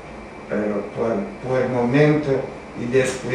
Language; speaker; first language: Spanish; non-native, learner; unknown